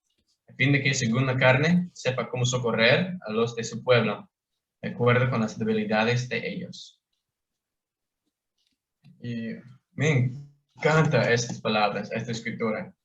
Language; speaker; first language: Spanish; non-native, fluent; English